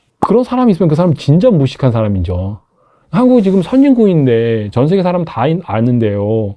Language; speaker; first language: Korean; non-native, fluent; Chinese